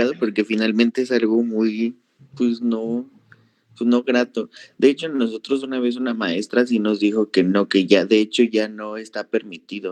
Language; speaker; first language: Spanish; native; Spanish